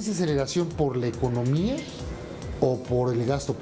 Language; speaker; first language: Spanish; native; Spanish